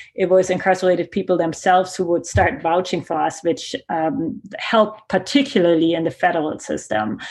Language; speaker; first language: English; non-native, fluent; German